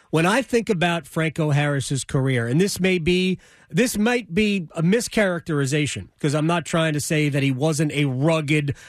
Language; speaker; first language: English; native; English